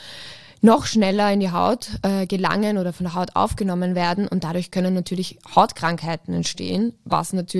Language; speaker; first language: German; native; German